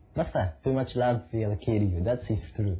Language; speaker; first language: English; non-native, learner; Japanese